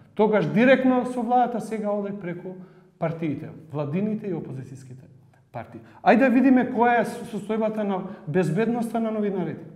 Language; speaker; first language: Macedonian; non-native, local second language; Albanian